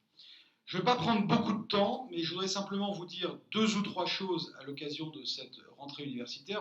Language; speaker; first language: French; native; French